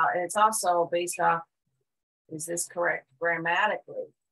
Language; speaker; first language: English; native; English